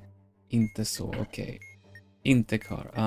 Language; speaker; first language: Swedish; non-native, learner; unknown